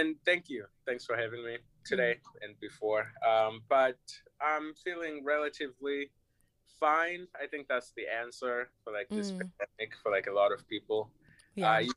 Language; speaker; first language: English; non-native, local second language; North Ndebele